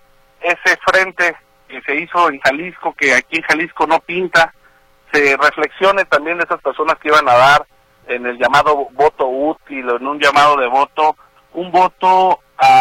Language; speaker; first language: Spanish; native; Spanish